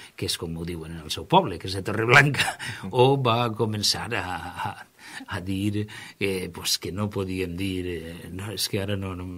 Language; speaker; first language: Catalan; native; Catalan